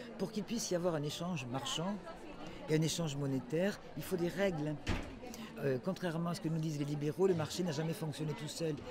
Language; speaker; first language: French; native; French